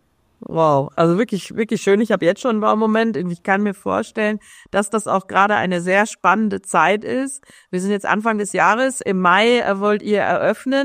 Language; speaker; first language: German; native; German